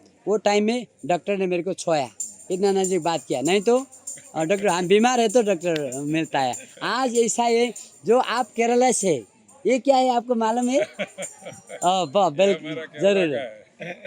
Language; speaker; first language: Hindi; non-native, learner; Nepali